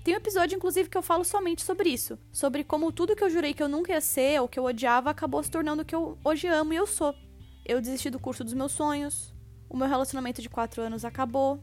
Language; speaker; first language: Portuguese; native; Portuguese